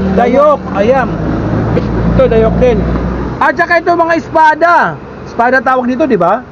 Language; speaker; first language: Filipino; non-native, local second language; Waray